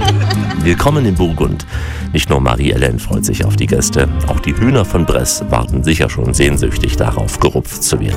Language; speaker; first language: German; native; German